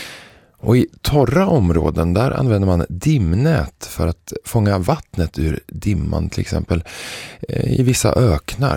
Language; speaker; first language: Swedish; native; Swedish